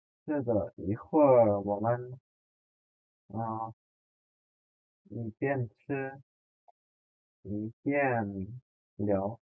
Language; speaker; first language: Chinese; non-native, fluent; Indonesian